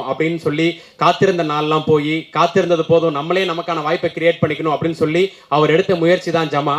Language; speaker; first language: Tamil; native; Tamil